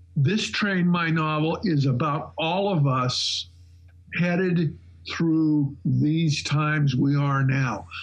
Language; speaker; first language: English; native; English